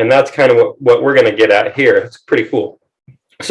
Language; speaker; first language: English; native; English